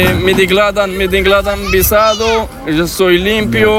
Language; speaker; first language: Spanish; non-native, learner; Arabic